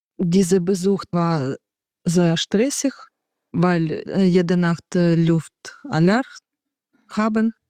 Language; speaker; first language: German; non-native, learner; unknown